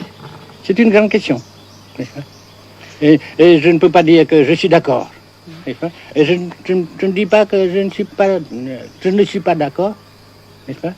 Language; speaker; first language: French; non-native, fluent; Vietnamese